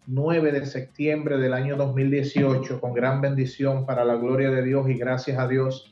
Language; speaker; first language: Spanish; native; Spanish